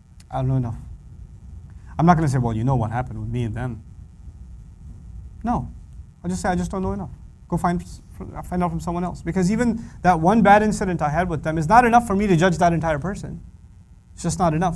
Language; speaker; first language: English; native; English